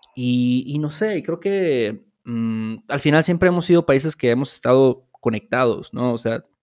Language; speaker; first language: Spanish; native; Spanish